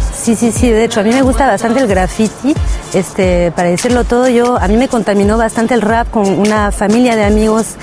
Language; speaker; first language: Spanish; early bilingual, heritage; French